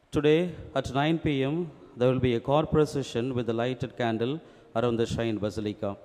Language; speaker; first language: English; non-native, local second language; Tamil